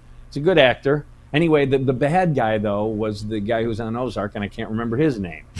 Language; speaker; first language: English; native; English